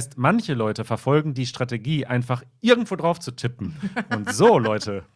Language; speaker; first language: German; native; German